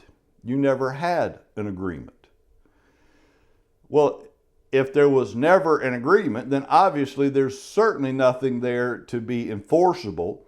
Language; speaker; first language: English; native; English